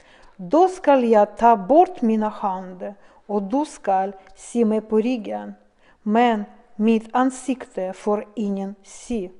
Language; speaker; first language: Swedish; non-native, fluent; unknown